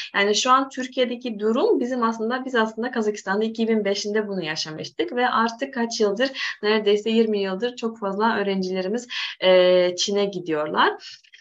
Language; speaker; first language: Turkish; non-native, fluent; Kazakh